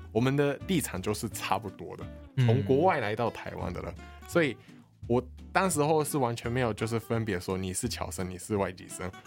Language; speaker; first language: Chinese; non-native, fluent; Japanese